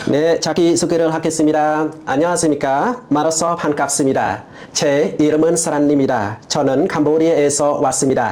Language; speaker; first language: Korean; non-native, learner; Khmer